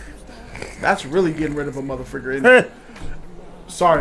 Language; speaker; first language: English; native; English